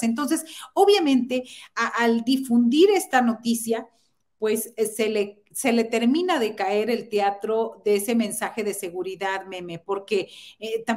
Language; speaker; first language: Spanish; native; Spanish